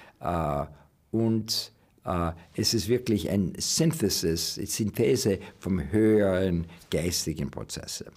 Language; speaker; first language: German; non-native, learner; English